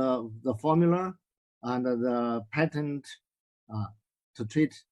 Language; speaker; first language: English; non-native, learner; Chinese